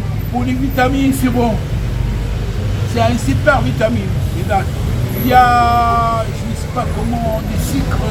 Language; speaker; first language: French; non-native, learner; Arabic